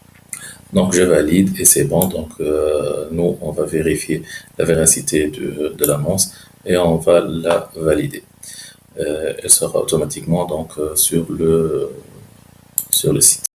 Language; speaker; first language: French; non-native, local second language; Arabic